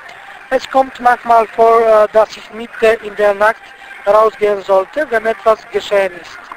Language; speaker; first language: German; non-native, fluent; Bulgarian